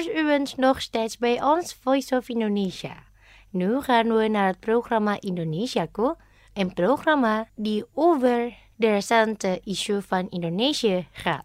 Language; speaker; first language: Dutch; non-native, learner; Indonesian